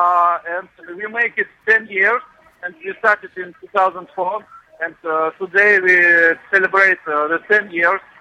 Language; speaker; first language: English; non-native, learner; Russian